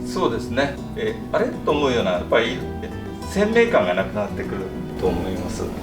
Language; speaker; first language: Japanese; native; Japanese